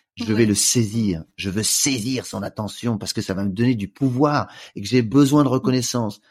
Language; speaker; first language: French; native; French